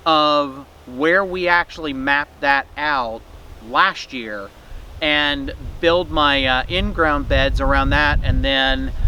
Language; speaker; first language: English; native; English